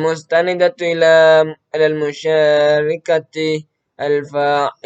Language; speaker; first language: Arabic; non-native, learner; Indonesian